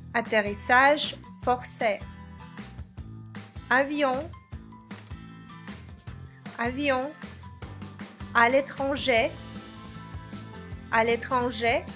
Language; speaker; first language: French; non-native, fluent; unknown